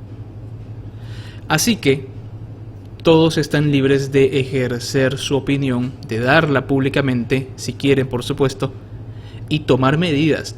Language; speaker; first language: Spanish; native; Spanish